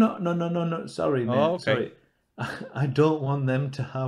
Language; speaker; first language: English; native; English